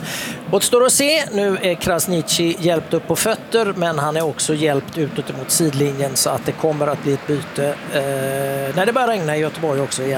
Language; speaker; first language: Swedish; native; Swedish